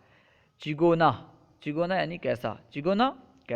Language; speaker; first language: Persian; non-native, fluent; Urdu